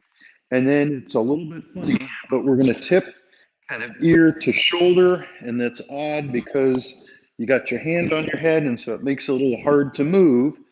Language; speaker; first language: English; native; English